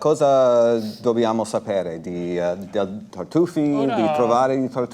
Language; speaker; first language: Italian; non-native, fluent; English